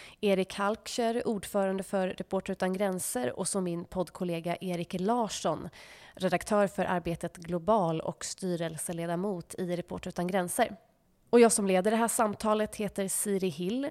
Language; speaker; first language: Swedish; native; Swedish